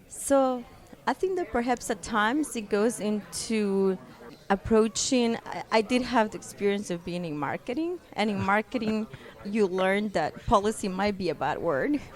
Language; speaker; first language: English; non-native, fluent; Spanish